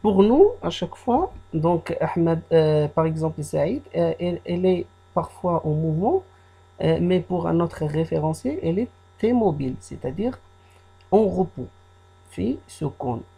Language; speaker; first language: French; non-native, local second language; Arabic